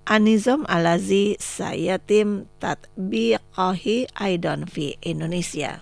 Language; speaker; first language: Arabic; non-native, fluent; Indonesian